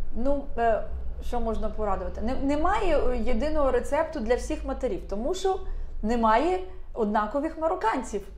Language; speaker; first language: Ukrainian; non-native, local second language; Russian